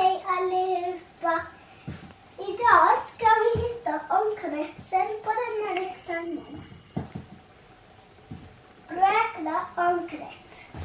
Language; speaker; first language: Swedish; early bilingual, other home language; Tigrinya